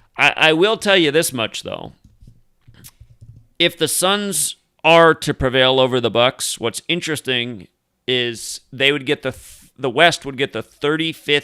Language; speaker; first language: English; native; English